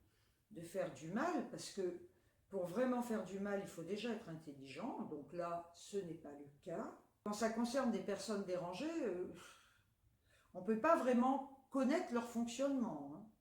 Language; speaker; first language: French; native; French